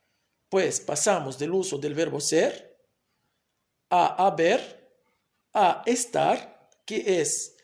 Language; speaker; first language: Spanish; non-native, fluent; Arabic